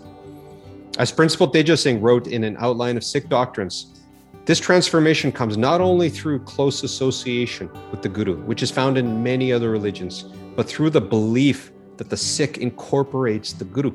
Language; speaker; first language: English; native; English